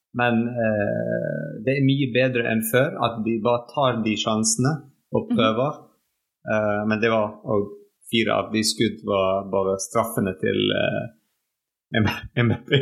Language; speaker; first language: Norwegian; non-native, fluent; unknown